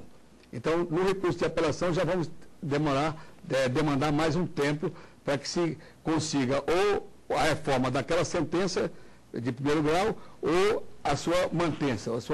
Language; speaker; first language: Portuguese; native; Portuguese